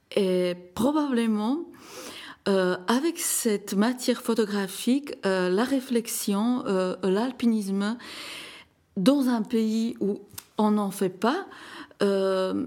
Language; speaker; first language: French; non-native, fluent; Slovak